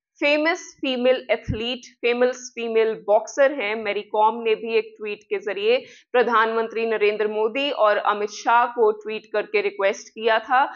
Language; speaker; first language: Hindi; non-native, local second language; Punjabi